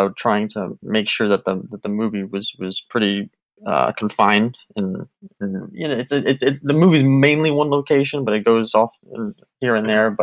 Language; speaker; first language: English; native; English